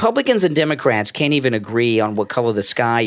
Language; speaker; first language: English; native; English